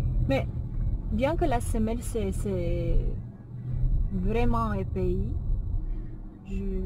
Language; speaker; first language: French; non-native, fluent; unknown